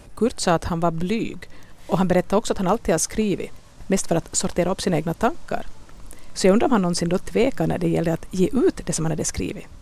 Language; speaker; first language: Swedish; native; Swedish